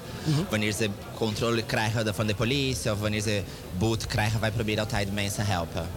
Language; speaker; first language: Dutch; non-native, learner; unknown